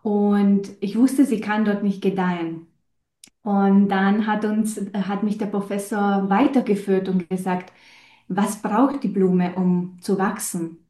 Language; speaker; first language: German; non-native, fluent; Romanian